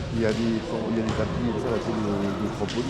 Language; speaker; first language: French; native; French